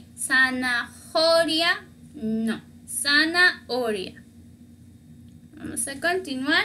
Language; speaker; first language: Spanish; native; Spanish